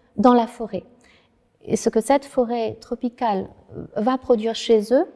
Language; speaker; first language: French; non-native, fluent; Vietnamese